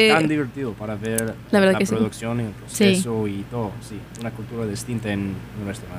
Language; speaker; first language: Spanish; non-native, learner; English